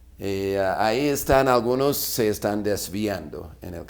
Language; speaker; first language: Spanish; non-native, fluent; English